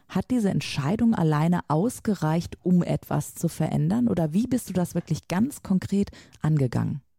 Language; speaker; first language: German; native; German